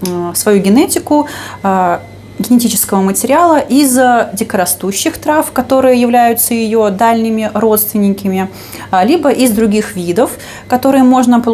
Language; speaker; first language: Russian; native; Russian